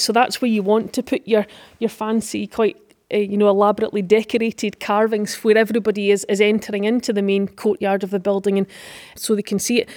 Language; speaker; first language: English; native; English